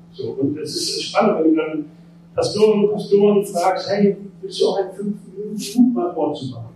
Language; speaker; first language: German; native; German